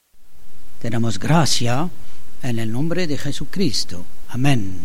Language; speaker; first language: Spanish; non-native, fluent; French